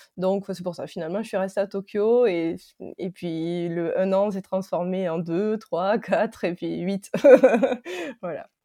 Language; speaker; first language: French; native; French